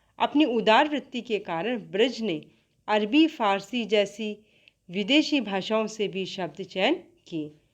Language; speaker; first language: Hindi; native; Hindi